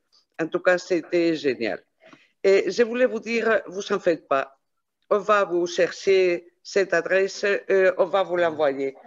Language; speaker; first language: French; non-native, fluent; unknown